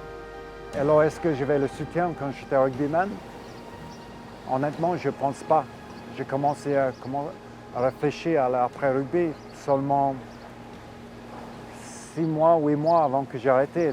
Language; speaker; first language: French; non-native, fluent; English